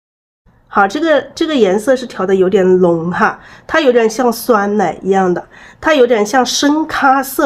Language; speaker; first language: Chinese; native; Chinese